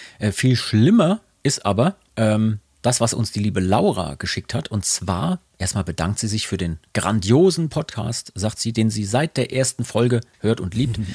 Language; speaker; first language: German; native; German